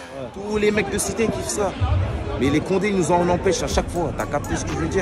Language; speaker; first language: French; native; French